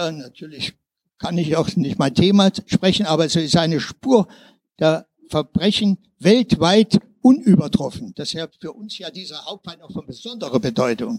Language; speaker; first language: German; native; German